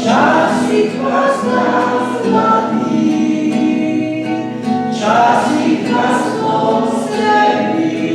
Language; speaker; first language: Slovenian; native; Slovenian